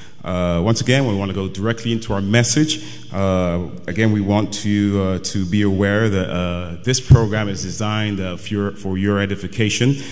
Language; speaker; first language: English; native; English